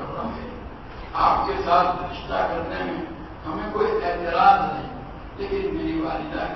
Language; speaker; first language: Urdu; non-native, local second language; Gujarati